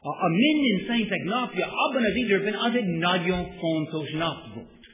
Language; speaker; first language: Hungarian; non-native, fluent; English